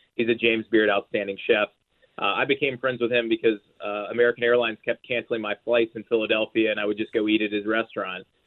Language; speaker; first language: English; native; English